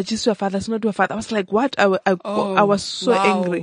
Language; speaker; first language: English; non-native, local second language; Northern Sotho